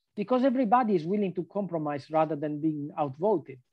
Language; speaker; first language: English; non-native, fluent; Italian